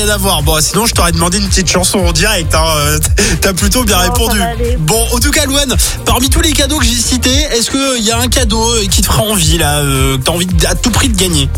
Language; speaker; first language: French; native; French